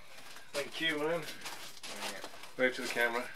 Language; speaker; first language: English; native; English